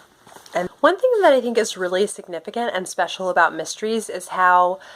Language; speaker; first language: English; native; English